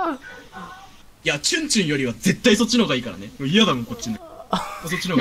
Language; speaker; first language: Japanese; native; Japanese